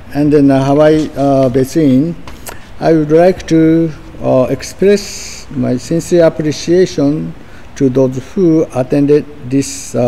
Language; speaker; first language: English; non-native, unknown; Japanese